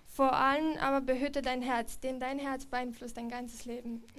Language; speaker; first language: German; non-native, fluent; Romanian